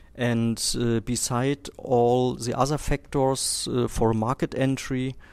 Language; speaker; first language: English; non-native, fluent; German